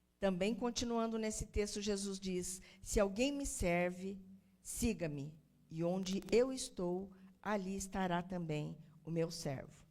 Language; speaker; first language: Portuguese; native; Portuguese